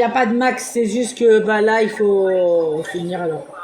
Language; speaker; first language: French; native; French